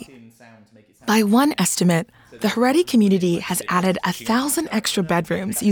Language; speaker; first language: English; native; English